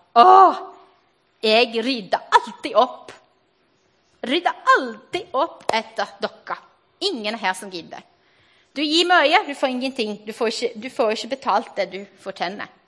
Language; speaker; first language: Norwegian; non-native, fluent; Portuguese